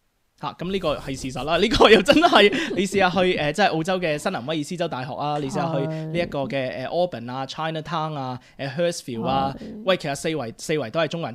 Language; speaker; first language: Cantonese; native; Cantonese